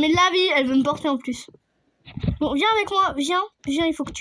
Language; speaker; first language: French; native; French